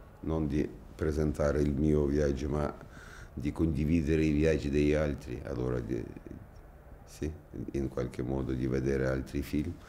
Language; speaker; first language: Italian; non-native, fluent; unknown